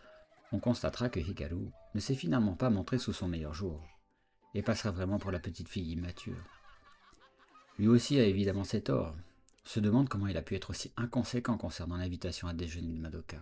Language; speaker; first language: French; native; French